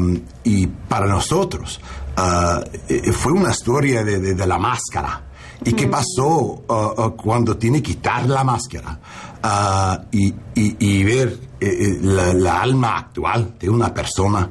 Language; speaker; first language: Spanish; non-native, learner; English